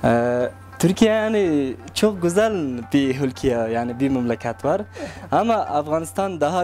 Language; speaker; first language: Turkish; non-native, learner; Persian